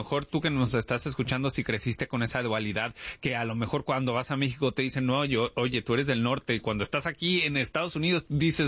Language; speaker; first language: Spanish; early bilingual, heritage; Spanish